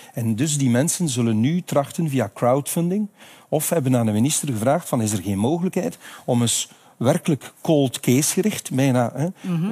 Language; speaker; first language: Dutch; native; Dutch